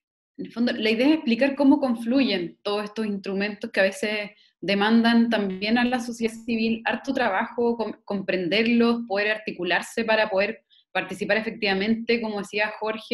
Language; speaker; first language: Spanish; native; Spanish